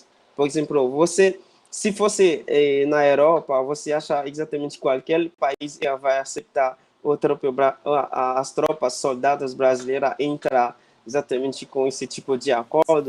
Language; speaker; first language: Portuguese; non-native, fluent; Haitian Creole